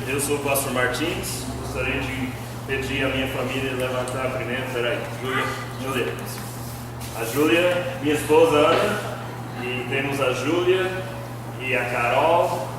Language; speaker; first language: Portuguese; non-native, fluent; English